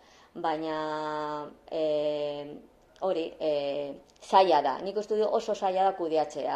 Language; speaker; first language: Basque; non-native, learner; Spanish